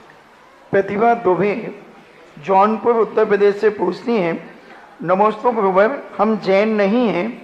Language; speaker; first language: Hindi; native; Hindi